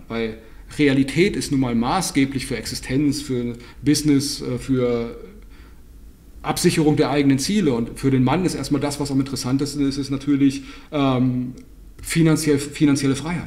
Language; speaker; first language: German; native; German